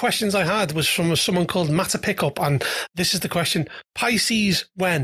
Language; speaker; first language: English; native; English